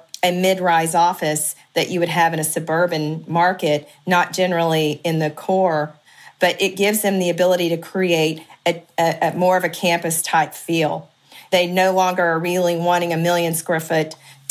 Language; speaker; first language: English; native; English